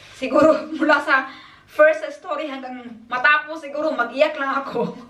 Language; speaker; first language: Filipino; non-native, local second language; Cebuano